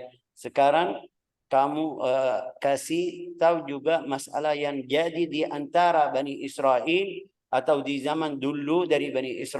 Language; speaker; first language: Indonesian; non-native, fluent; Arabic